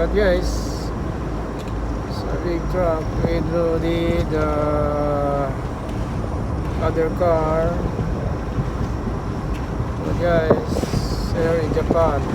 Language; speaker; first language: English; non-native, learner; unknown